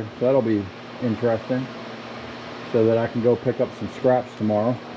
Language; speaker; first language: English; native; English